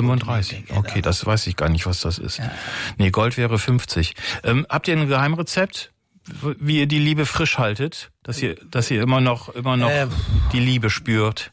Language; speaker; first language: German; native; German